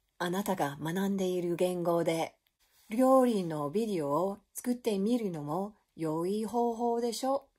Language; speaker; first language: Japanese; non-native, learner; English